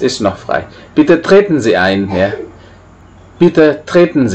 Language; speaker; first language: German; non-native, fluent; Indonesian